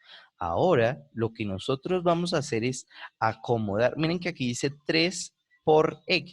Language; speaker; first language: Spanish; native; Spanish